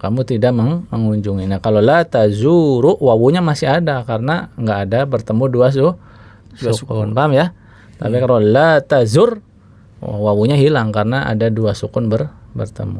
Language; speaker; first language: Indonesian; native; Indonesian